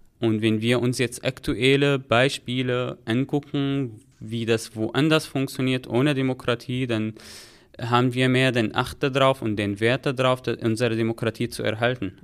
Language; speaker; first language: German; non-native, fluent; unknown